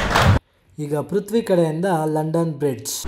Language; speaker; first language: Kannada; native; Kannada